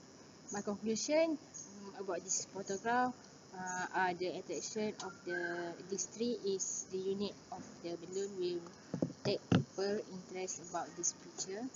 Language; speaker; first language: English; non-native, learner; Malay